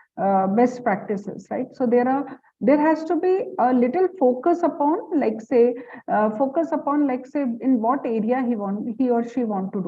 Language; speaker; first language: English; non-native, local second language; Hindi